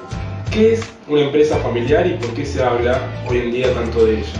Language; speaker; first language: Spanish; native; Spanish